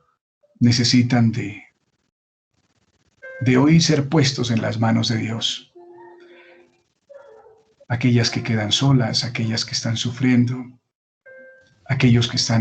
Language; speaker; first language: Spanish; native; Spanish